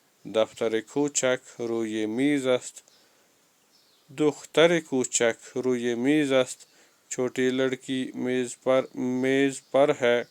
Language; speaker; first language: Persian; non-native, fluent; Urdu